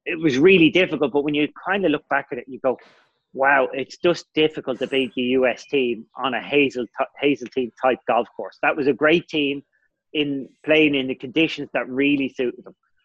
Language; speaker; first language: English; native; English